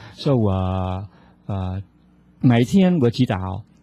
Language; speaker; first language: Chinese; non-native, learner; Vietnamese